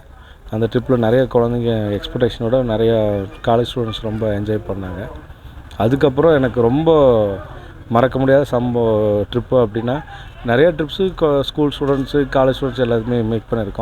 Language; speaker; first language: Tamil; native; Tamil